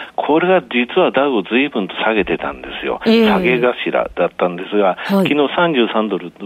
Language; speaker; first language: Japanese; native; Japanese